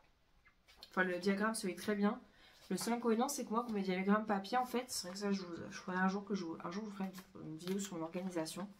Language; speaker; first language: French; native; French